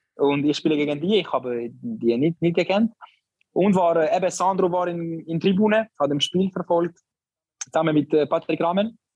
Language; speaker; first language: German; non-native, learner; Albanian